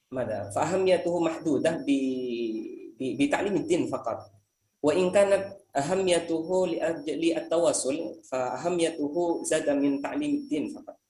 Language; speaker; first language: Arabic; non-native, fluent; Indonesian